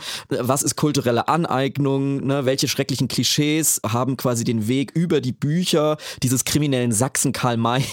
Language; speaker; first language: German; native; German